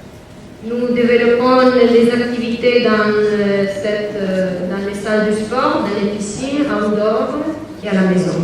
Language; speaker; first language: French; non-native, learner; Italian